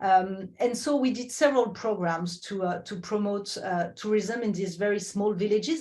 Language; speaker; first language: English; non-native, fluent; French